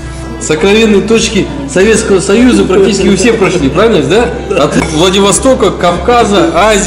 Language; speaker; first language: Russian; native; Russian